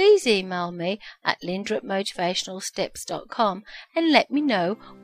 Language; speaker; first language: English; native; English